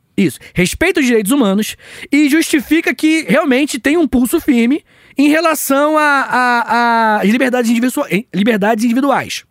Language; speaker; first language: Portuguese; native; Portuguese